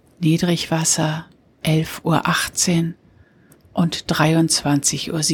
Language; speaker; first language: German; native; German